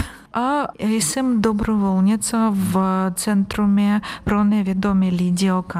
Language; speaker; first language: Czech; non-native, fluent; Ukrainian